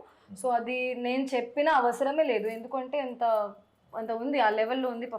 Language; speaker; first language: Telugu; non-native, learner; Hindi